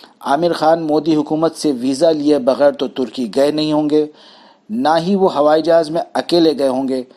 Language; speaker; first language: Urdu; native; Urdu